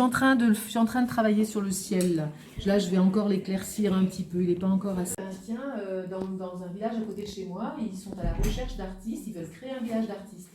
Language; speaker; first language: French; native; French